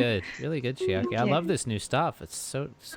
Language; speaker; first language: English; native; English